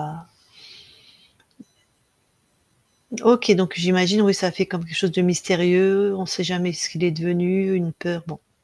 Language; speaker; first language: French; native; French